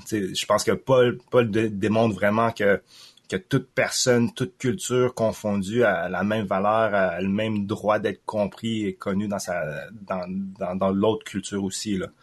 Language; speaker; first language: French; early bilingual, other home language; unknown